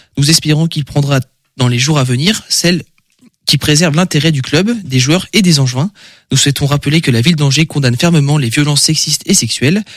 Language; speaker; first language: French; native; French